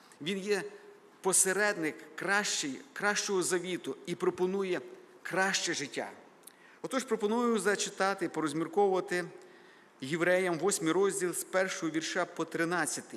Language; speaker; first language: Ukrainian; native; Ukrainian